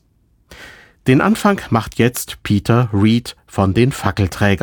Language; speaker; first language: German; native; German